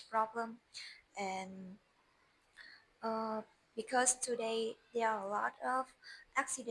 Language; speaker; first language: English; non-native, learner; Vietnamese